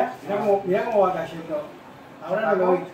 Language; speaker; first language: Spanish; native; Spanish